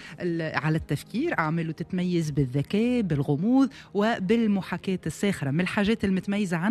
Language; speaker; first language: Arabic; native; Arabic